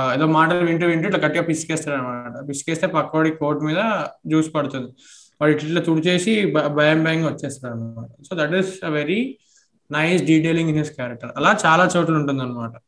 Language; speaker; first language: Telugu; native; Telugu